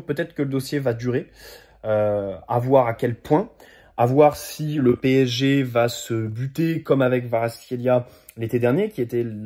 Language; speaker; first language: French; native; French